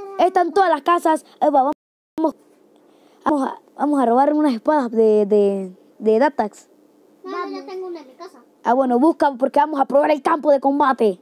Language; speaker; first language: Spanish; native; Spanish